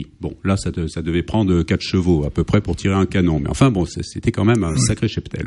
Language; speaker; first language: French; native; French